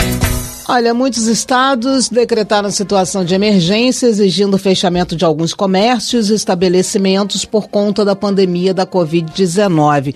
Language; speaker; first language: Portuguese; native; Portuguese